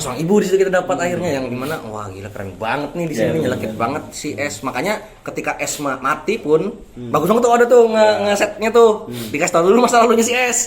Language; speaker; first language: Indonesian; native; Indonesian